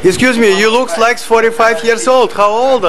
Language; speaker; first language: English; non-native, learner; Russian